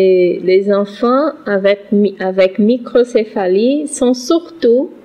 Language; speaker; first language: French; non-native, learner; Portuguese